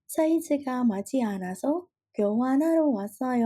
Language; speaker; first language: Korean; non-native, fluent; Indonesian